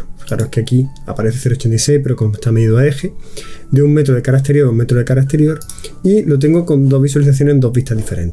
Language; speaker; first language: Spanish; native; Spanish